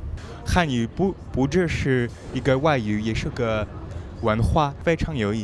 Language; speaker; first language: Chinese; non-native, learner; French